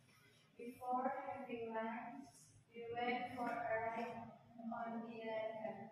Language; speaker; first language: English; non-native, learner; Indonesian